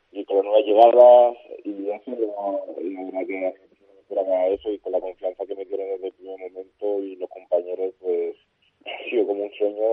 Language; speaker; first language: Spanish; native; Spanish